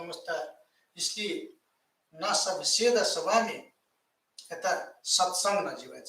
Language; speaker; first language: Russian; non-native, fluent; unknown